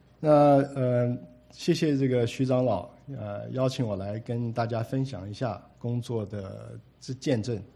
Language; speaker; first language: Chinese; native; Chinese